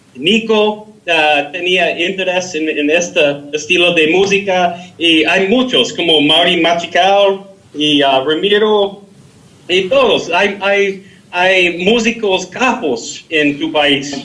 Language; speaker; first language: Spanish; non-native, learner; English